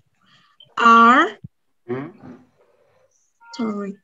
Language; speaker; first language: English; non-native, learner; Indonesian